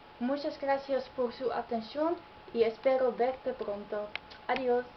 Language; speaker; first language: Spanish; non-native, learner; Dutch